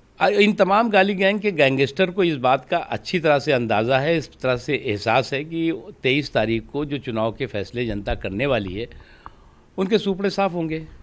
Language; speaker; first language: Hindi; native; Hindi